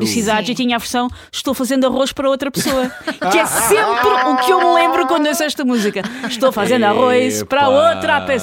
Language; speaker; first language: Portuguese; native; Portuguese